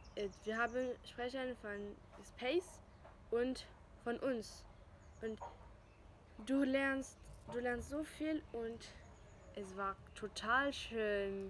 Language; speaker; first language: German; non-native, fluent; French